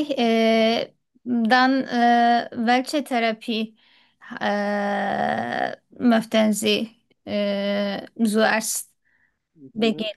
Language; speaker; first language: German; non-native, learner; Turkish